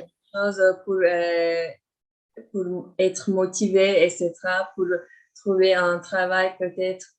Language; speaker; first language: French; non-native, fluent; Turkish